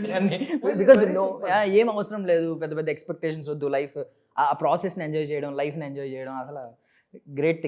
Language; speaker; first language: Telugu; native; Telugu